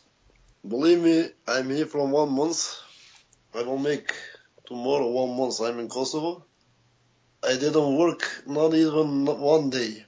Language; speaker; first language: English; non-native, learner; Albanian